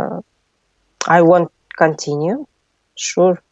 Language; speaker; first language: English; non-native, learner; Russian